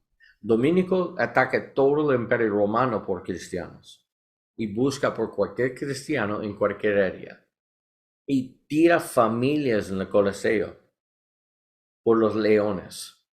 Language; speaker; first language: Spanish; non-native, learner; English